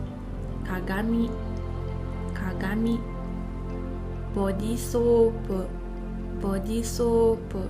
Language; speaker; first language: Japanese; non-native, fluent; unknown